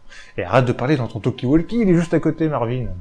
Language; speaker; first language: French; native; French